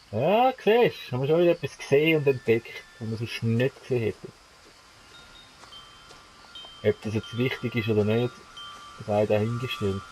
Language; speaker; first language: German; native; German